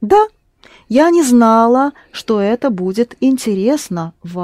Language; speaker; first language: Russian; non-native, fluent; English